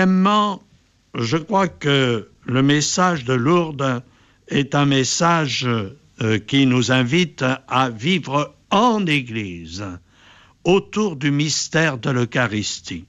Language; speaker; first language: French; native; French